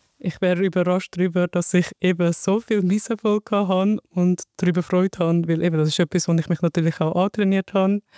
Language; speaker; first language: German; early bilingual, other home language; Arabic